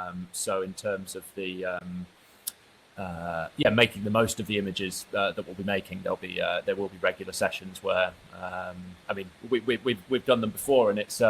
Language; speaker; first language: English; native; English